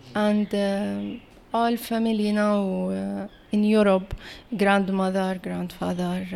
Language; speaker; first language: English; non-native, learner; Arabic